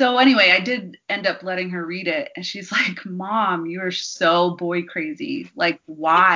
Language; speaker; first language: English; native; English